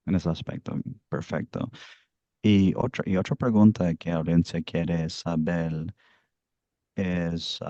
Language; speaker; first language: Spanish; early bilingual, heritage; Spanish